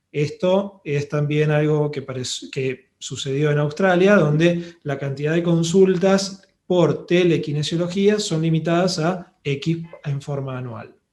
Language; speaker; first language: Spanish; native; Spanish